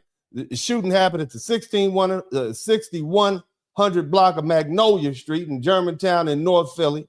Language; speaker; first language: English; native; English